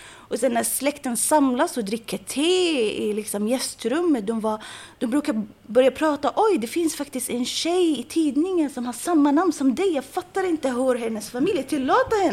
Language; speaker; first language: Swedish; non-native, fluent; Arabic